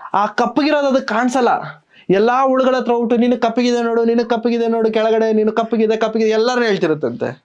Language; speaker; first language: Kannada; non-native, local second language; Telugu